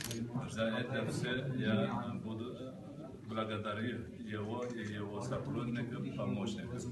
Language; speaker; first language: Russian; non-native, local second language; Uzbek